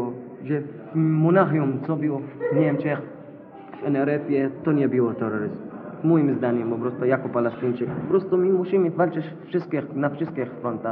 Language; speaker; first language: Polish; non-native, learner; Arabic